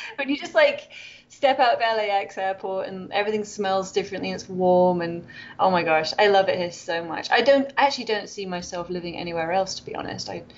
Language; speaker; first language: English; native; English